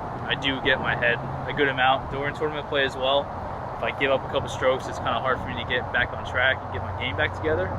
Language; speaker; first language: English; native; English